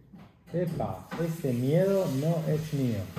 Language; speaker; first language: Spanish; native; Spanish